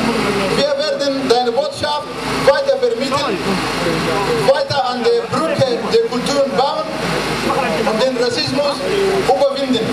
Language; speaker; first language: German; non-native, fluent; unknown